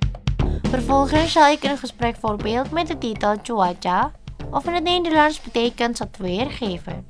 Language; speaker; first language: Dutch; non-native, learner; Indonesian